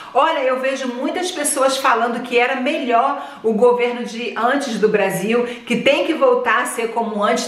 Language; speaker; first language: Portuguese; native; Portuguese